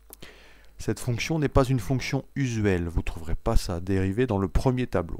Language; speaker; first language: French; native; French